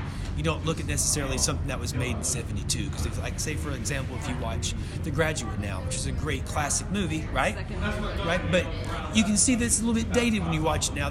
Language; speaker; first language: English; native; English